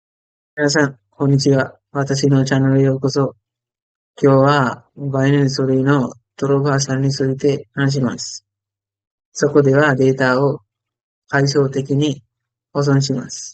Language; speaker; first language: Japanese; non-native, fluent; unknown